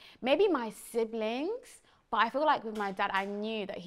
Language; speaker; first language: English; native; English